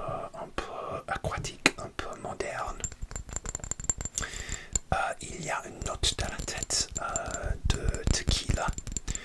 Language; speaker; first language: French; non-native, learner; English